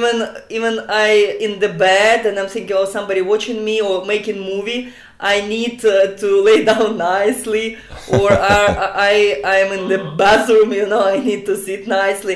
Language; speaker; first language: English; non-native, learner; Russian